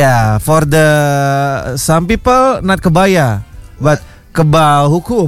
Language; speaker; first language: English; non-native, learner; Indonesian